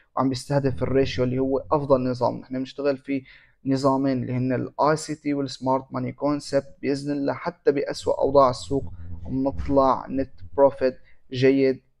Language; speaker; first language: Arabic; native; Arabic